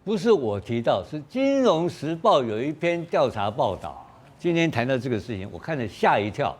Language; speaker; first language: Chinese; native; Chinese